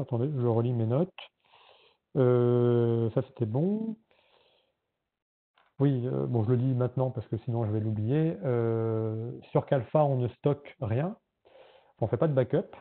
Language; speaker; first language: French; native; French